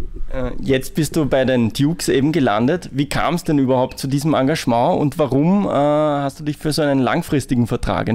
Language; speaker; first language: German; native; German